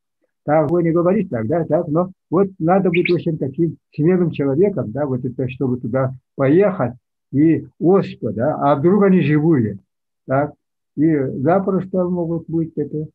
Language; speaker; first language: Russian; non-native, local second language; Yakut